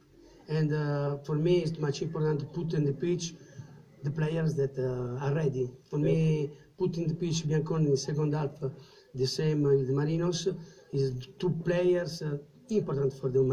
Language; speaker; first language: English; non-native, learner; Italian